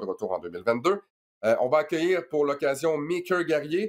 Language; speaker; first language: French; native; French